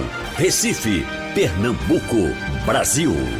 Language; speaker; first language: Portuguese; native; Portuguese